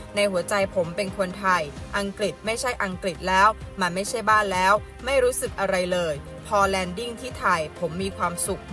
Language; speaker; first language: Thai; native; Thai